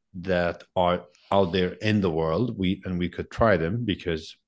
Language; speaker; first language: English; non-native, fluent; Arabic